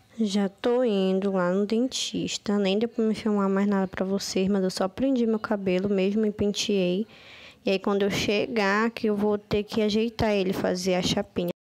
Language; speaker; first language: Portuguese; native; Portuguese